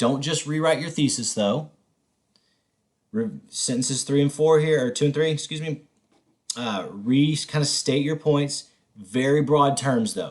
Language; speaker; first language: English; native; English